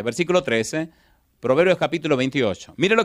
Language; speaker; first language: Spanish; native; Spanish